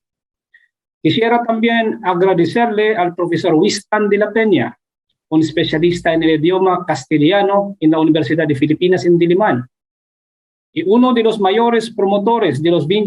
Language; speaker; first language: Spanish; non-native, fluent; Filipino